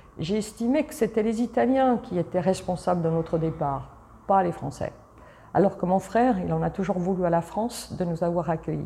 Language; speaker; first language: French; early bilingual, other home language; Italian